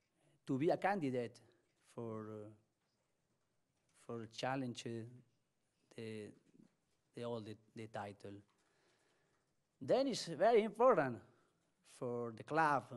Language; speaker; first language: English; non-native, learner; Spanish